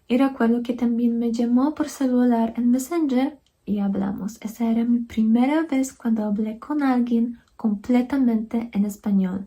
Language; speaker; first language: Spanish; non-native, fluent; Polish